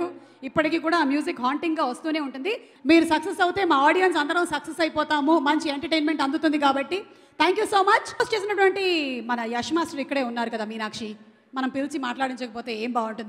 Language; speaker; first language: Telugu; native; Telugu